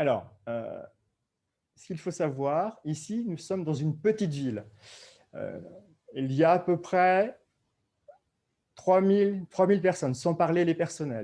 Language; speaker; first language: French; native; French